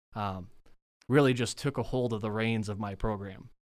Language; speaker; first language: English; native; English